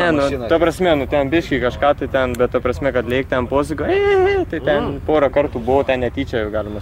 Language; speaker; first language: Lithuanian; native; Lithuanian